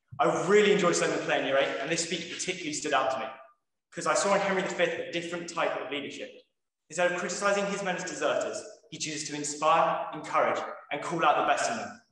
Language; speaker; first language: English; native; English